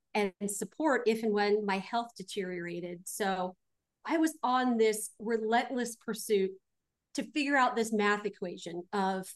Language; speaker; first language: English; native; English